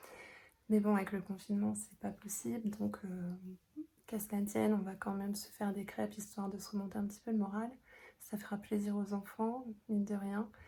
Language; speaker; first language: French; native; French